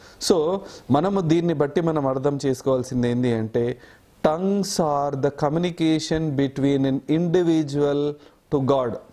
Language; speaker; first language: English; non-native, local second language; Telugu